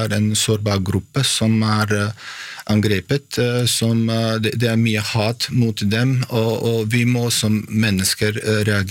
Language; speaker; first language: Norwegian; non-native, fluent; Bosnian